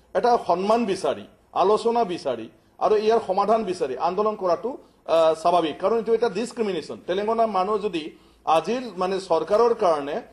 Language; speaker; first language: Assamese; non-native, local second language; Bodo